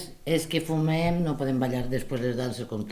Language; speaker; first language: Catalan; native; Catalan